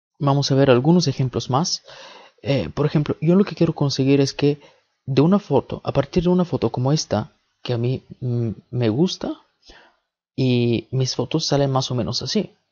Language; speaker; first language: Spanish; early bilingual, other home language; Bulgarian